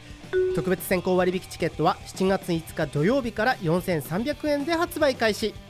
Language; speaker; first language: Japanese; native; Japanese